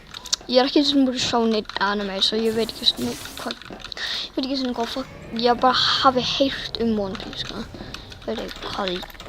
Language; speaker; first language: Icelandic; early bilingual, heritage; Swedish